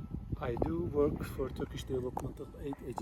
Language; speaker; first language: English; non-native, fluent; Turkish